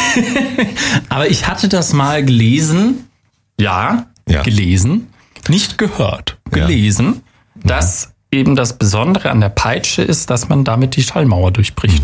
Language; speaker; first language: German; native; German